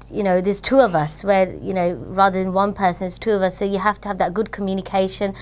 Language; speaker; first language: English; native; English